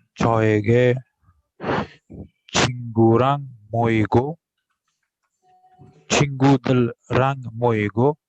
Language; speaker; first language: Korean; non-native, learner; Uzbek